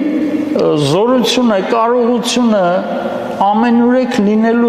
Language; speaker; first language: Armenian; native; Armenian